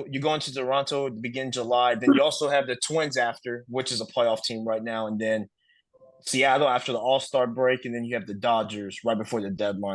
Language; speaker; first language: English; native; English